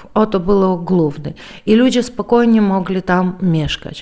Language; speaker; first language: Polish; early bilingual, heritage; Polish